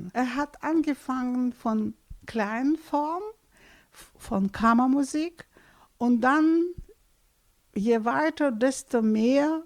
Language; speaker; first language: German; non-native, fluent; Russian